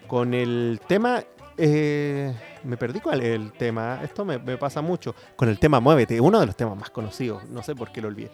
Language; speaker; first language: Spanish; native; Spanish